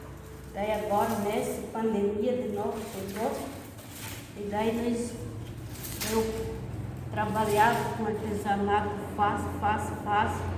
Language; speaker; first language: Portuguese; non-native, local second language; Guarani